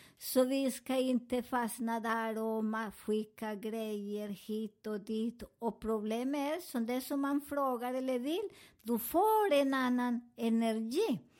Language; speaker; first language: Swedish; non-native, fluent; Spanish